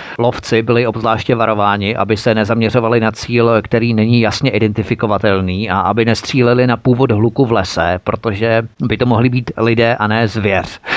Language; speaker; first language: Czech; native; Czech